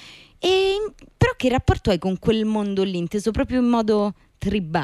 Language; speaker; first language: Italian; native; Italian